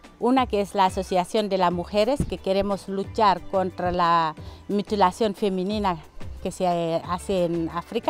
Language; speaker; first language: Spanish; non-native, fluent; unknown